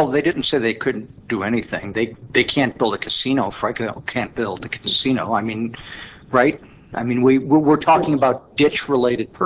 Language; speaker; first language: English; native; English